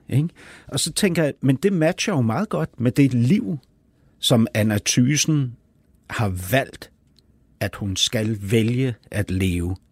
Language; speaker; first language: Danish; native; Danish